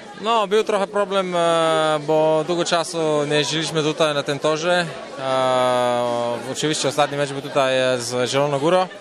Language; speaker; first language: Polish; non-native, fluent; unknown